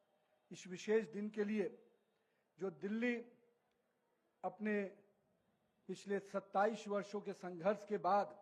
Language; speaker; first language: Hindi; native; Hindi